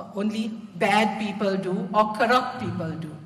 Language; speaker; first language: English; non-native, local second language; Sinhala